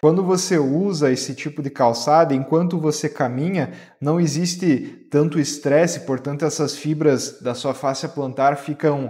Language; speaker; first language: Portuguese; native; Portuguese